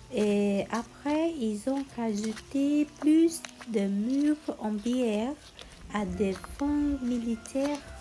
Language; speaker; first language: French; non-native, learner; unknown